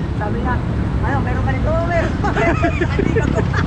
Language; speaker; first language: Filipino; non-native, local second language; Bikol